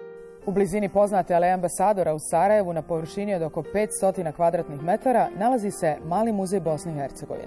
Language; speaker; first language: Serbian; native; Serbian